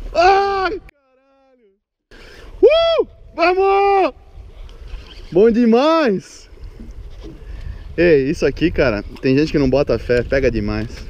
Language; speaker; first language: Portuguese; native; Portuguese